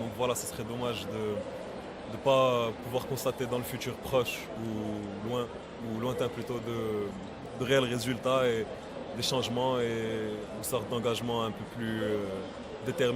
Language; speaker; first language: French; non-native, local second language; Arabic